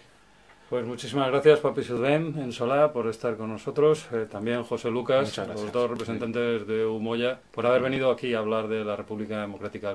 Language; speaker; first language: Spanish; native; Spanish